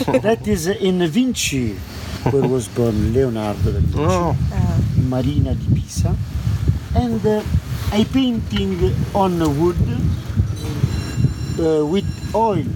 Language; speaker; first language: English; non-native, learner; Italian